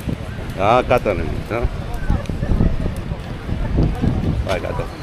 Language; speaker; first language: Finnish; non-native, learner; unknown